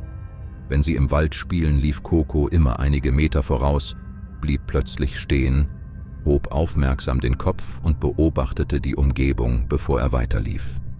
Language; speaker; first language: German; native; German